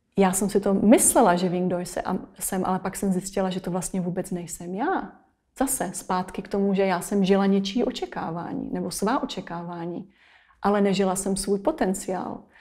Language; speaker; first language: Czech; native; Czech